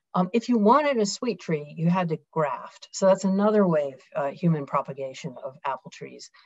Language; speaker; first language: English; native; English